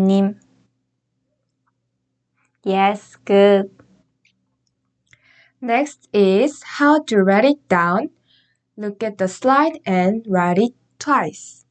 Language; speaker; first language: English; non-native, fluent; Korean